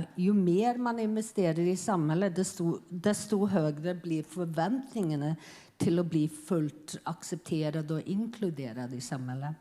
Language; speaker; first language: Swedish; non-native, fluent; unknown